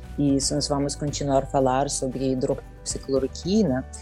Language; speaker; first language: Portuguese; non-native, fluent; Russian